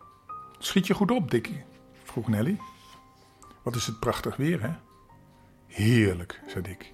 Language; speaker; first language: Dutch; native; Dutch